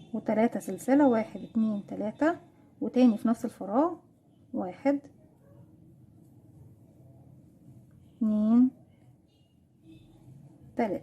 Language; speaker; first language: Arabic; native; Arabic